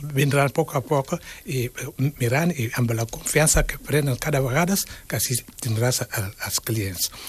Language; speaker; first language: Catalan; non-native, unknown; Wolof